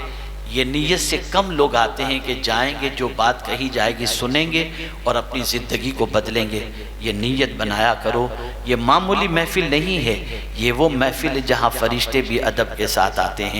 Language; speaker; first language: Urdu; native; Urdu